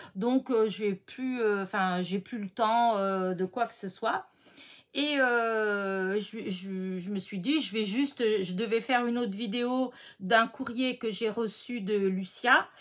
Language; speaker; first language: French; native; French